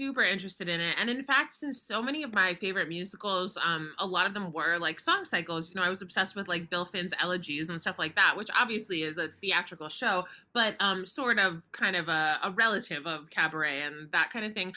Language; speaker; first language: English; native; English